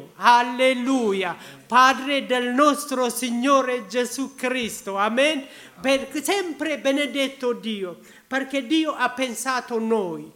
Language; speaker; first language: Italian; non-native, learner; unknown